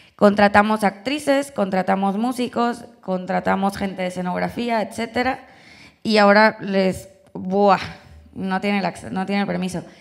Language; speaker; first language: Spanish; native; Spanish